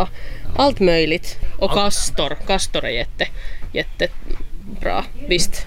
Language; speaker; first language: Swedish; non-native, local second language; Finnish